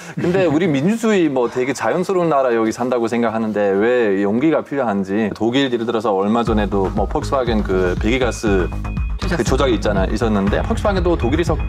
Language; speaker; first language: Korean; non-native, fluent; German